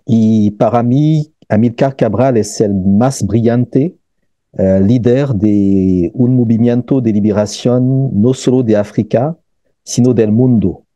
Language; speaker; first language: Spanish; non-native, fluent; French